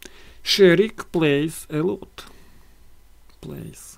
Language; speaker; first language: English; non-native, learner; Russian